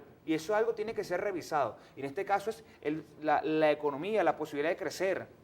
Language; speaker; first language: Spanish; native; Spanish